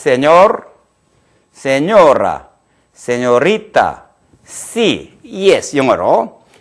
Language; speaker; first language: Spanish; non-native, fluent; Korean